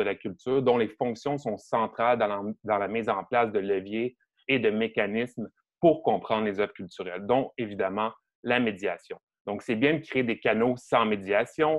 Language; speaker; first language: French; native; French